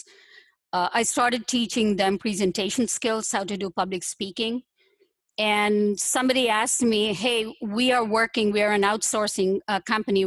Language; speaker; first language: English; non-native, local second language; Tamil